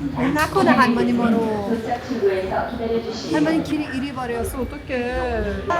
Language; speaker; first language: Korean; non-native, learner; Persian